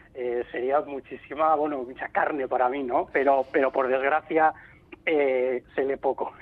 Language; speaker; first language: Spanish; native; Spanish